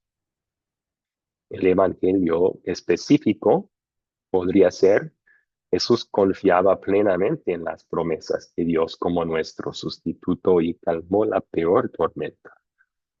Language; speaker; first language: Spanish; non-native, fluent; English